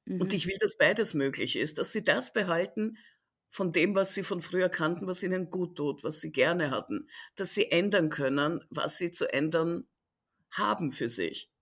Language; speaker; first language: German; early bilingual, other home language; Russian